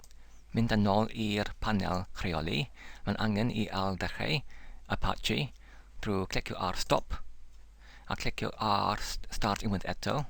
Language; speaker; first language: Welsh; non-native, learner; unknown